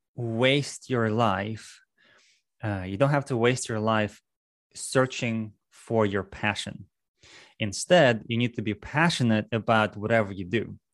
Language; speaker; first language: English; non-native, fluent; Russian